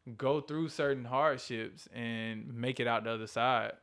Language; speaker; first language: English; native; English